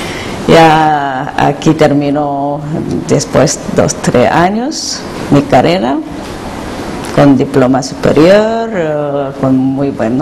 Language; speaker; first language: Spanish; non-native, learner; Korean